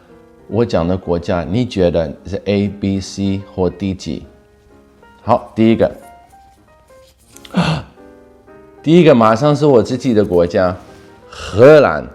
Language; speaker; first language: Chinese; non-native, fluent; Dutch